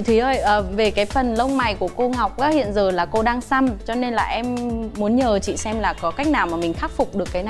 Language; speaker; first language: Vietnamese; native; Vietnamese